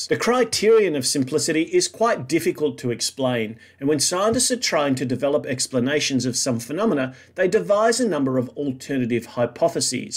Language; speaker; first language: English; native; English